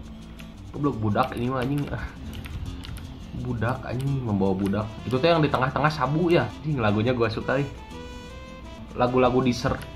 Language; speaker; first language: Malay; non-native, local second language; Sundanese